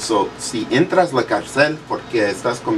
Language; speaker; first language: Spanish; early bilingual, heritage; English